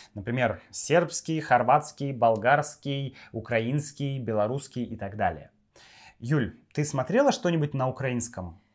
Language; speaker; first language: Russian; native; Russian